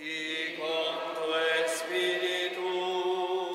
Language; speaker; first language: Spanish; native; Spanish